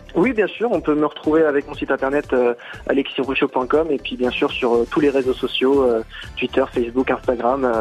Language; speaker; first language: French; native; French